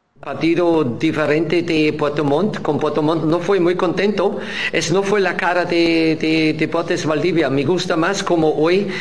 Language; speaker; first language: Spanish; non-native, fluent; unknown